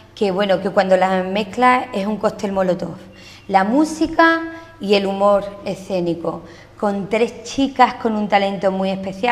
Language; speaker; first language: Spanish; native; Spanish